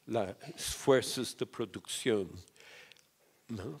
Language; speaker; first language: Spanish; non-native, fluent; English